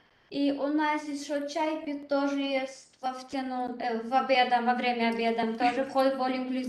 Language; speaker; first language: Russian; non-native, learner; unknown